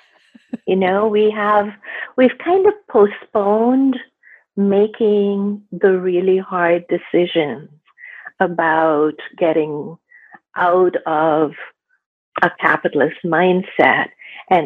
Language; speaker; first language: English; non-native, local second language; Gujarati